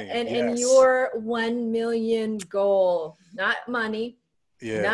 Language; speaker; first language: English; non-native, local second language; Cebuano